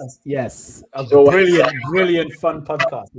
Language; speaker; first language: English; native; English